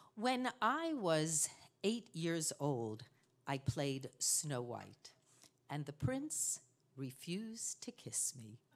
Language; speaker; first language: English; native; English